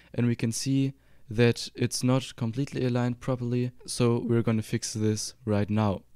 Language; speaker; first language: English; non-native, fluent; German